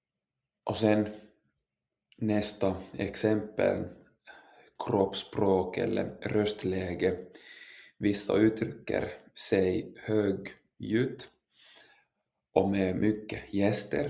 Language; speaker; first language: Swedish; non-native, local second language; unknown